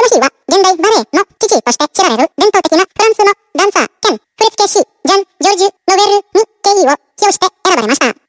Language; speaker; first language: Japanese; non-native, fluent; Indonesian